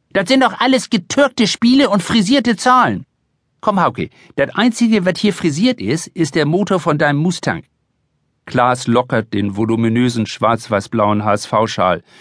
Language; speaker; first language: German; native; German